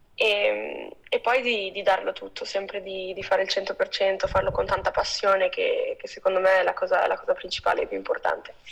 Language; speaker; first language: Italian; non-native, fluent; Spanish